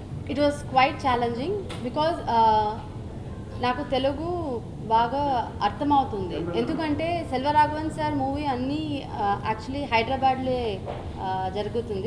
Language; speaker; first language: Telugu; non-native, learner; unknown